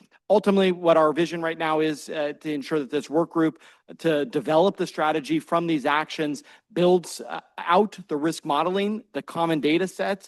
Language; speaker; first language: English; native; English